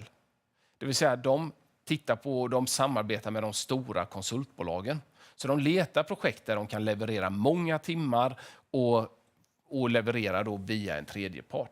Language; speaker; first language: Swedish; native; Swedish